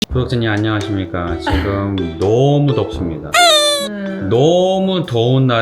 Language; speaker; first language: Korean; native; Korean